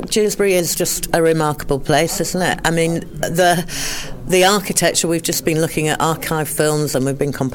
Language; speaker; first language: English; native; English